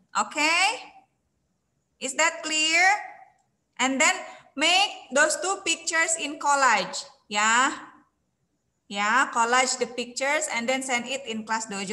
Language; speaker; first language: English; non-native, fluent; Indonesian